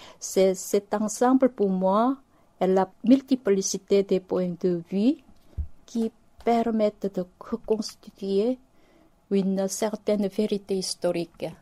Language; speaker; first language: French; non-native, fluent; Korean